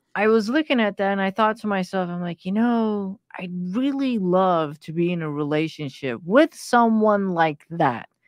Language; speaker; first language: English; early bilingual, other home language; Persian